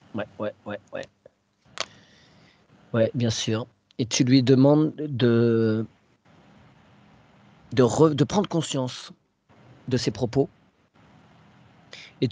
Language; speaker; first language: French; native; French